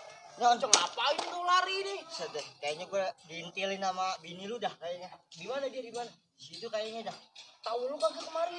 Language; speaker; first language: Indonesian; native; Indonesian